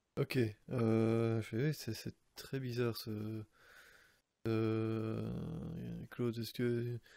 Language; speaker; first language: French; native; French